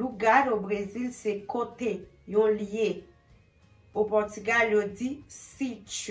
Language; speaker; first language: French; non-native, local second language; Haitian Creole